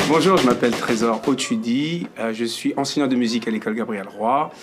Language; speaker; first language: French; native; French